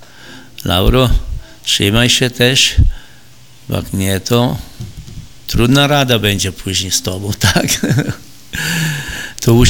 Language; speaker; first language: Polish; early bilingual, heritage; Polish